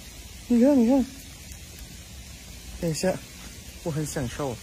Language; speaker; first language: Chinese; non-native, learner; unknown